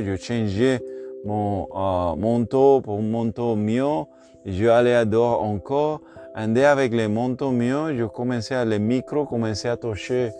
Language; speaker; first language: French; non-native, learner; Spanish